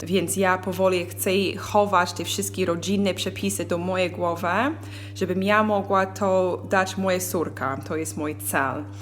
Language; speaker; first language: Polish; non-native, learner; English